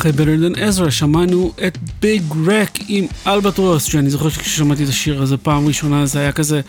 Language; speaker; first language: Hebrew; native; Hebrew